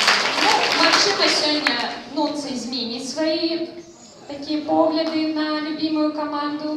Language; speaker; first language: Belarusian; non-native, local second language; Russian